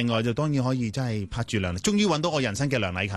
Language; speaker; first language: Cantonese; native; Cantonese